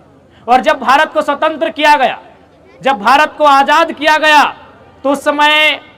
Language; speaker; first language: Hindi; non-native, local second language; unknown